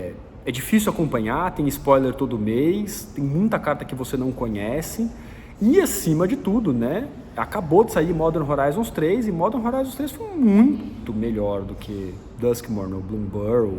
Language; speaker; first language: Portuguese; native; Portuguese